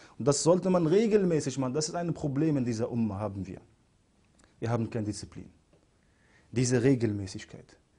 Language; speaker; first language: German; non-native, fluent; Arabic